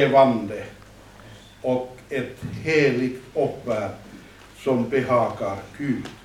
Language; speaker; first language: Swedish; non-native, fluent; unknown